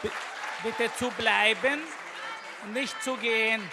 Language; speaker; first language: German; non-native, learner; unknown